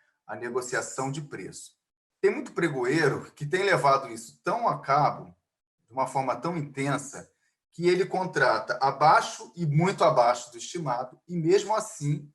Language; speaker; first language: Portuguese; native; Portuguese